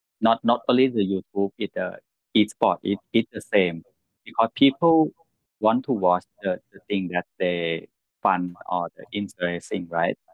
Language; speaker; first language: English; non-native, learner; Thai